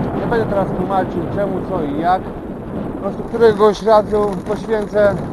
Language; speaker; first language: Polish; native; Polish